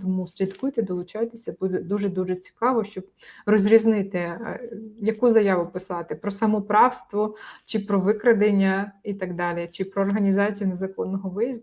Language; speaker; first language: Ukrainian; native; Ukrainian